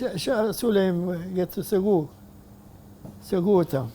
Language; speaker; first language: Hebrew; non-native, fluent; Arabic